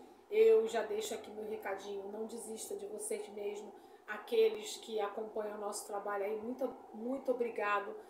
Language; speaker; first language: Portuguese; native; Portuguese